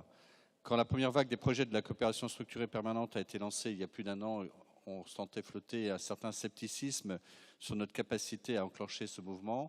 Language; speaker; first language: French; native; French